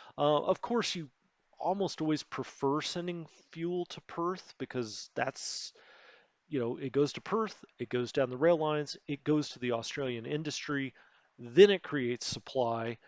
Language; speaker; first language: English; native; English